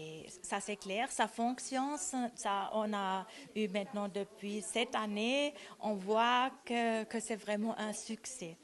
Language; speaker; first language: French; non-native, local second language; German